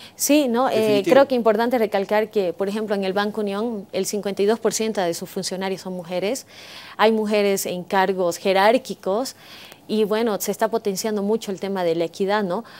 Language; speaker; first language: Spanish; native; Spanish